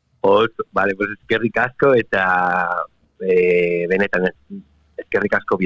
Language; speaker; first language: Basque; non-native, local second language; Spanish